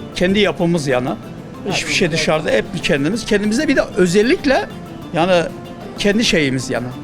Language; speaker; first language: Turkish; native; Turkish